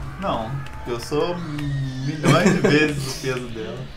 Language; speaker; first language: Portuguese; native; Portuguese